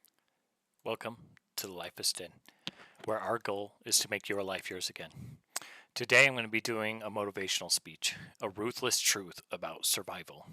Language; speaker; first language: English; native; English